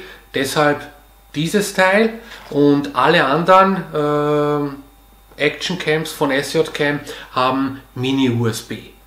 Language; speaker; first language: German; native; German